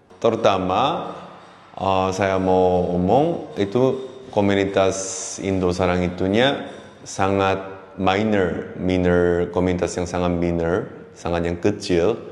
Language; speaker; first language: Indonesian; non-native, fluent; Korean